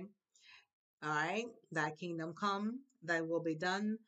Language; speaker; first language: English; native; English